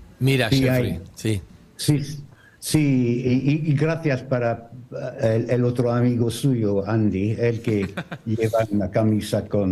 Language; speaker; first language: Spanish; non-native, learner; French